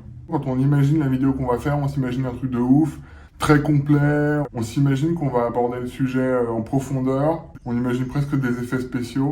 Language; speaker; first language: French; native; French